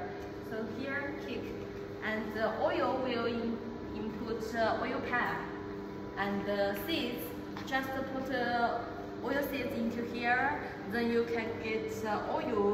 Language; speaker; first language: English; non-native, learner; Chinese